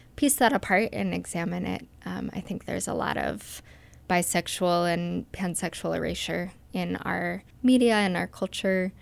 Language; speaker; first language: English; native; English